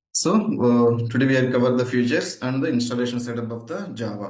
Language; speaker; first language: English; non-native, local second language; Telugu